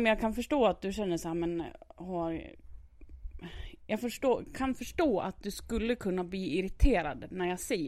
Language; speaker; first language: Swedish; native; Swedish